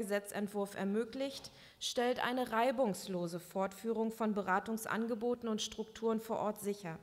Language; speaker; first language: German; native; German